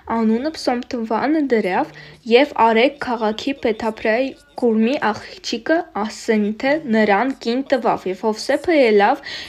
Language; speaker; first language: Armenian; non-native, local second language; Russian